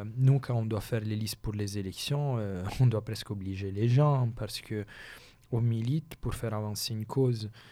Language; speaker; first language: French; non-native, local second language; Italian